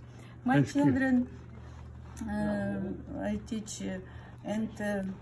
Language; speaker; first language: English; non-native, learner; Russian